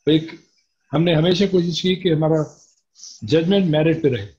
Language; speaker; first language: Hindi; native; Hindi